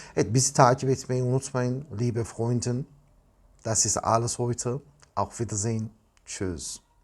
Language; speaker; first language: German; non-native, learner; Turkish